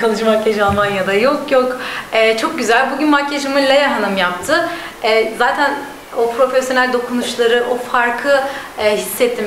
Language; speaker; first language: Turkish; native; Turkish